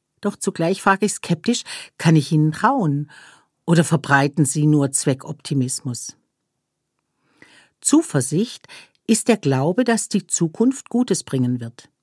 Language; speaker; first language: German; native; German